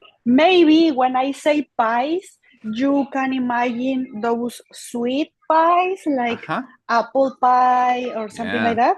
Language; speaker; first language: English; non-native, learner; Spanish